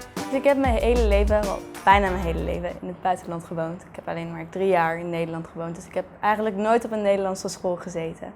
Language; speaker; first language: Dutch; early bilingual, heritage; Dutch